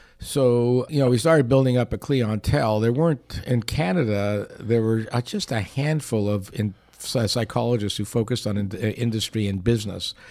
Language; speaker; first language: English; early bilingual, other home language; Yiddish